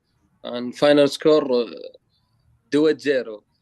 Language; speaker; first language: English; non-native, learner; Arabic